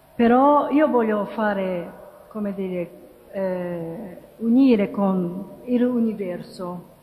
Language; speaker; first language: Italian; non-native, learner; Japanese